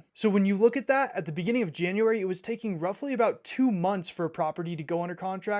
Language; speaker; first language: English; native; English